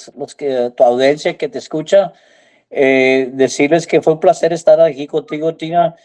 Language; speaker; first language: Spanish; early bilingual, heritage; Spanish